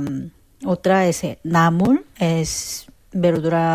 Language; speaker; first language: Spanish; non-native, fluent; Korean